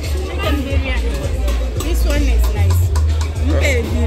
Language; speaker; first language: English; non-native, local second language; Swahili